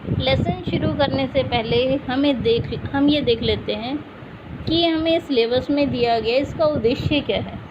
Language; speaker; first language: Hindi; native; Hindi